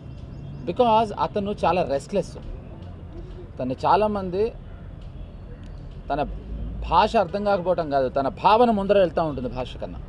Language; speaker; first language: Telugu; native; Telugu